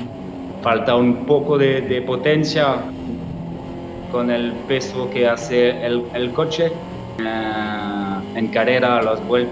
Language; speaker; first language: Spanish; non-native, learner; French